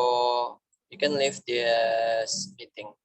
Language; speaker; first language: English; non-native, fluent; Indonesian